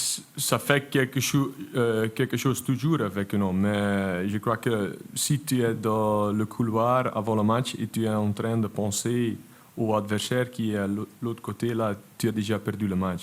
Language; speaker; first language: French; non-native, local second language; Dutch